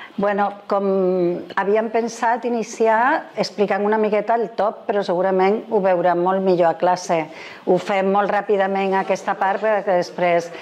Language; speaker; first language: Catalan; non-native, fluent; Spanish